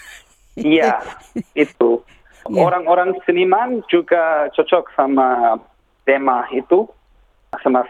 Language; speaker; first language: Indonesian; non-native, learner; English